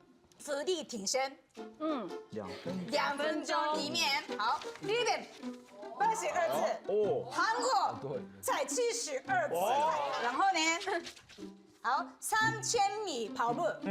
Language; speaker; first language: Chinese; non-native, fluent; Japanese